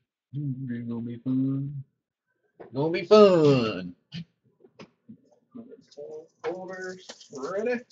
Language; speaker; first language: English; native; English